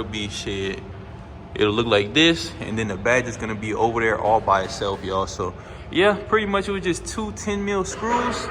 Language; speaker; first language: English; native; English